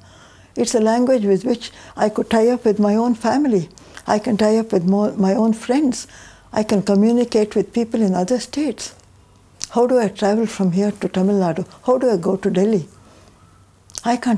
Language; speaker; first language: English; non-native, local second language; Tamil